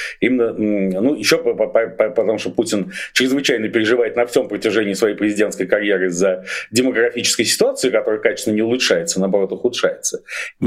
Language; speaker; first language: Russian; native; Russian